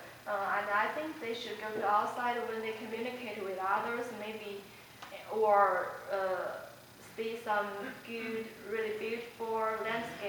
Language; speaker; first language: English; non-native, fluent; Chinese